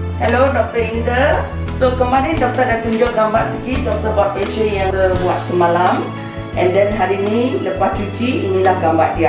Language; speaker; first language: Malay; non-native, local second language; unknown